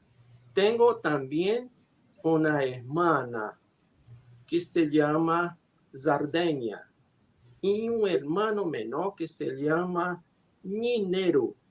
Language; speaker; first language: Spanish; non-native, learner; Portuguese